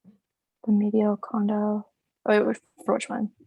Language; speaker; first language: English; native; English